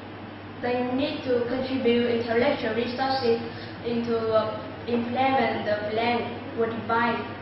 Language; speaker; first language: English; non-native, learner; Vietnamese